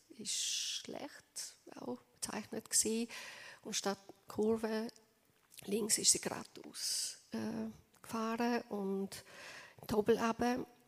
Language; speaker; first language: German; non-native, fluent; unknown